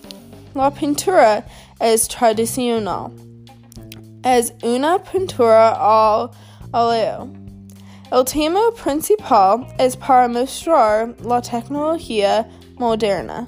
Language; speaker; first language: Spanish; non-native, learner; English